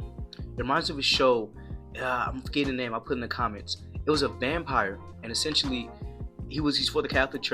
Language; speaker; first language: English; native; English